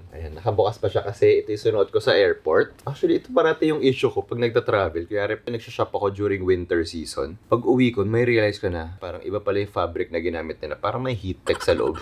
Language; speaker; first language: Filipino; native; Filipino